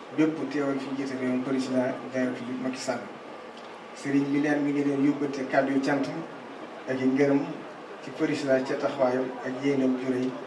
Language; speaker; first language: Wolof; native; Wolof